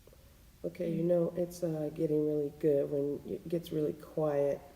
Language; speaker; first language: English; native; English